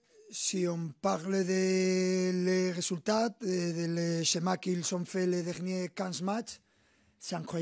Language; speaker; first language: French; non-native, fluent; Spanish